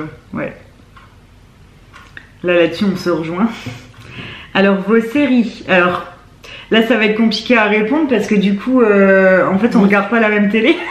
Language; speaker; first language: French; native; French